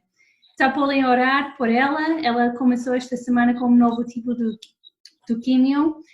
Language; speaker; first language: Portuguese; non-native, fluent; English